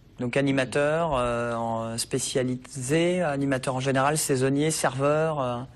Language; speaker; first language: French; native; French